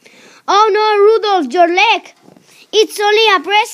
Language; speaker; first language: English; non-native, learner; Spanish